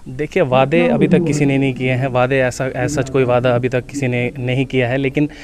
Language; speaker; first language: Hindi; native; Hindi